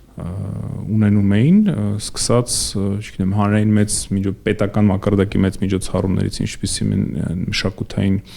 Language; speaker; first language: Armenian; native; Armenian